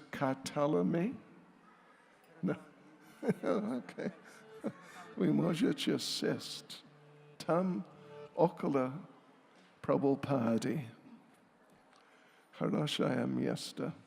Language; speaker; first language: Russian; non-native, learner; English